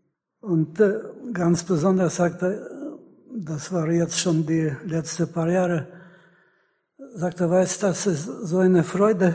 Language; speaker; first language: German; non-native, fluent; Russian